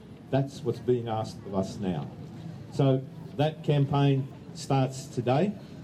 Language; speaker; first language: English; early bilingual, other home language; Ukrainian